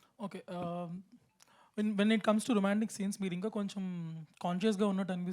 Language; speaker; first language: Telugu; native; Telugu